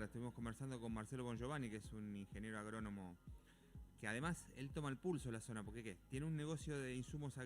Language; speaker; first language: Spanish; native; Spanish